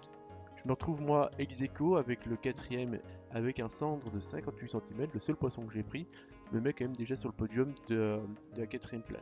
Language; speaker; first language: French; native; French